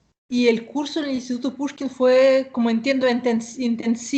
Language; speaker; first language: Spanish; non-native, fluent; Russian